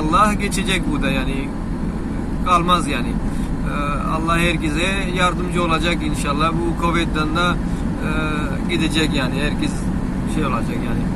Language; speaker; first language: Turkish; non-native, learner; Urdu